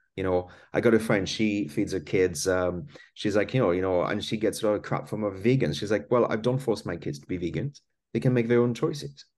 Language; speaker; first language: English; non-native, fluent; French